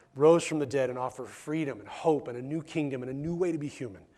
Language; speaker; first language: English; native; English